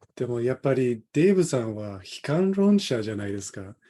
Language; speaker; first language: Japanese; non-native, fluent; English